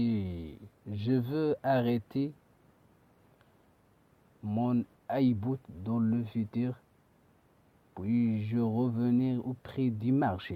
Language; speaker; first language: French; non-native, learner; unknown